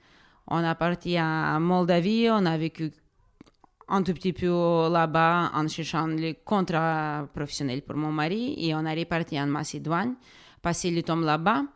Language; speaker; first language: French; non-native, fluent; Russian